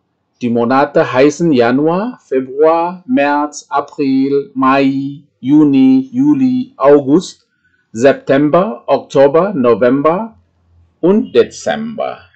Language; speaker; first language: German; non-native, fluent; Indonesian